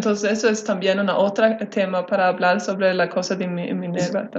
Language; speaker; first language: Spanish; non-native, learner; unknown